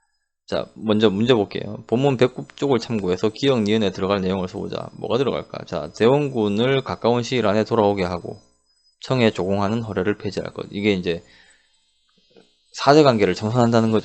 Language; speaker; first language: Korean; native; Korean